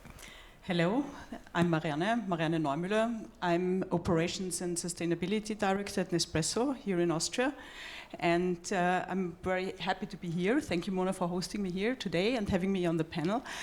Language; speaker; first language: English; non-native, fluent; German